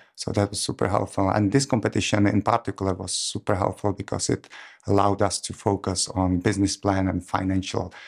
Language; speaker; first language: English; non-native, fluent; Czech